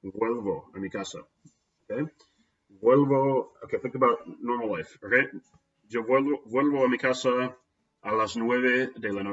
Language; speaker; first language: Spanish; non-native, fluent; English